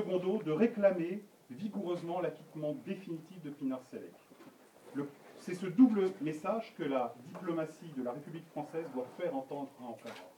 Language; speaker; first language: French; native; French